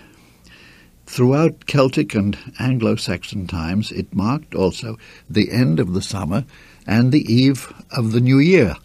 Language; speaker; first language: English; native; English